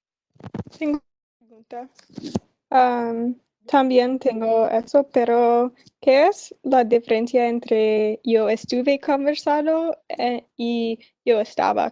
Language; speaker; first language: Spanish; non-native, learner; English